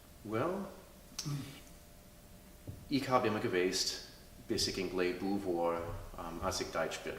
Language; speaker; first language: German; early bilingual, heritage; English